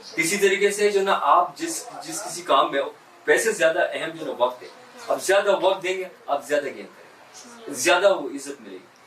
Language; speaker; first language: Urdu; non-native, local second language; Pashto